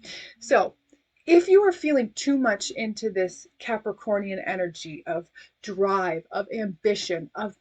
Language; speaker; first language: English; native; English